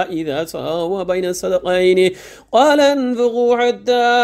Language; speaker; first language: Arabic; non-native, learner; Bangla